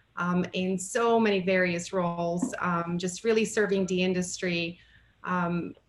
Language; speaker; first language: English; non-native, fluent; Bulgarian